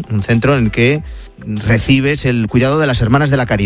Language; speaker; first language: Spanish; native; Spanish